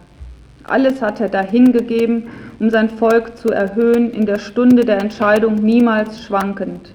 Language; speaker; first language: German; native; German